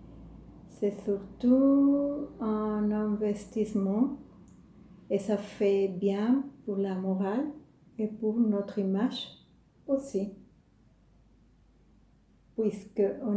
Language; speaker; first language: French; non-native, fluent; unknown